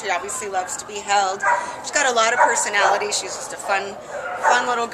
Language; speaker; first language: English; native; English